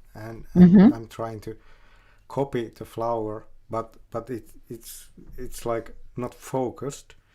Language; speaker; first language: English; non-native, fluent; Finnish